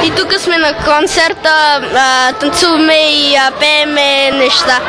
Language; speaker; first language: Bulgarian; early bilingual, heritage; Bulgarian